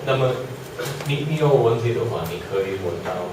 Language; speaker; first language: Chinese; non-native, learner; English